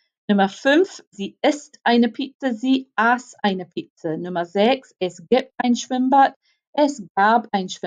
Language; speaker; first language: German; non-native, fluent; English